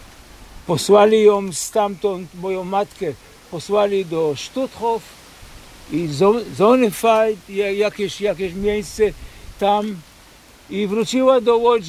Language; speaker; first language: Polish; early bilingual, heritage; Polish